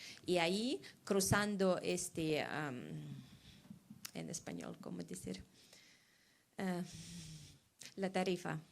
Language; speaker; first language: Spanish; non-native, learner; Russian